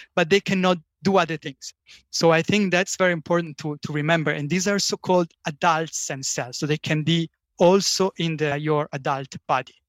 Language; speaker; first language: English; non-native, fluent; Italian